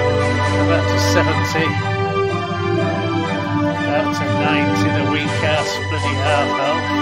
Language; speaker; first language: English; native; English